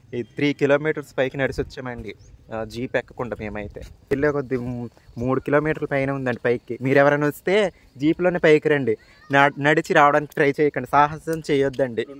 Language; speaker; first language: Telugu; native; Telugu